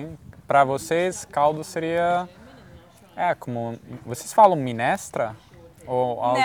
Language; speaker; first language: Portuguese; non-native, fluent; Italian